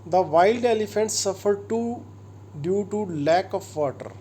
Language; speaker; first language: English; non-native, local second language; Punjabi